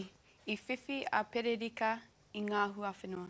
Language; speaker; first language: Māori; non-native, learner; English